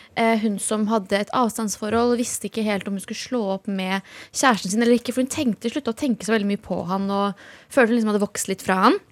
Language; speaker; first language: Norwegian; early bilingual, other home language; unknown